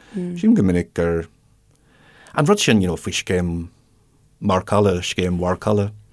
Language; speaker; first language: Irish; non-native, local second language; English